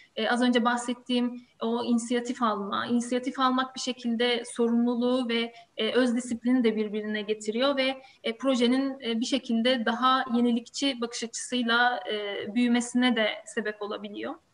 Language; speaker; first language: Turkish; native; Turkish